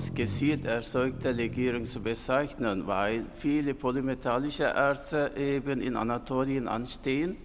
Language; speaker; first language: German; non-native, fluent; Turkish